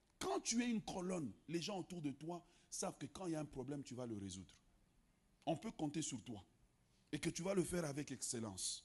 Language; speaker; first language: French; non-native, local second language; Lingala